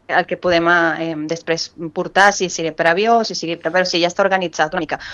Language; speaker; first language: Catalan; non-native, fluent; Spanish